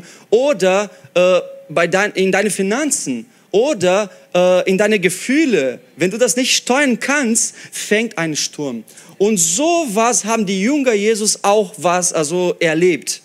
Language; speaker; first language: German; non-native, fluent; Portuguese